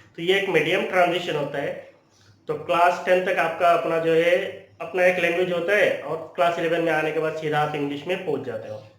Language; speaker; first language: Hindi; non-native, local second language; Bangla